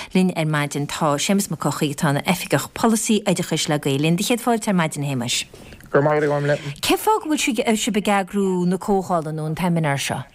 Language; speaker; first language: Irish; native; Irish